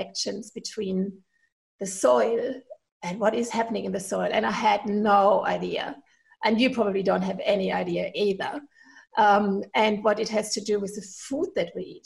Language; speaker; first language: English; non-native, fluent; German